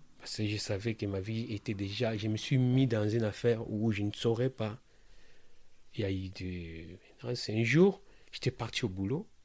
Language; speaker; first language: French; non-native, local second language; Lingala